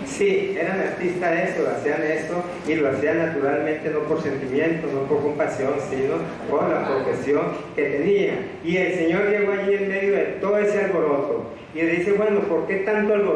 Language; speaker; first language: Spanish; native; Spanish